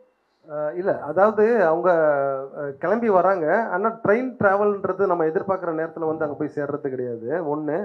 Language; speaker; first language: Tamil; native; Tamil